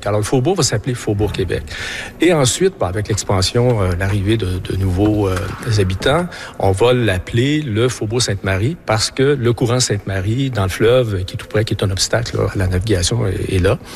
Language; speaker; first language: French; native; French